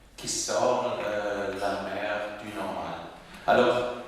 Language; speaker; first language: French; non-native, local second language; German